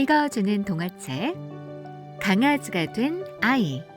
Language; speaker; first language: Korean; native; Korean